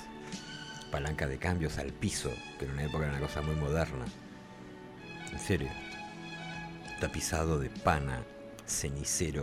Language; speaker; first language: Spanish; native; Spanish